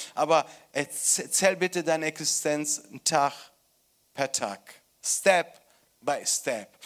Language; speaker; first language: German; non-native, fluent; Italian